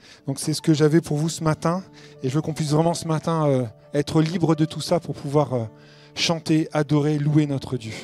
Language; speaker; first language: French; native; French